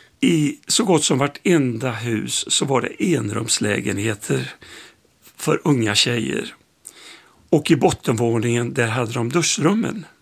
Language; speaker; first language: Swedish; native; Swedish